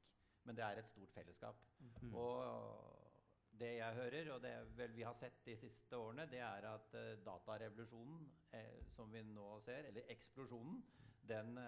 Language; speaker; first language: Norwegian; native; Norwegian